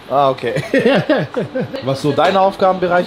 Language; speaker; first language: German; native; German